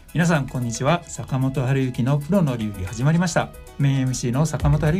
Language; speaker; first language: Japanese; native; Japanese